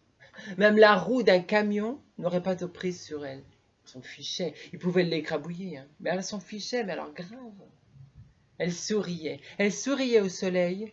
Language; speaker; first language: French; native; French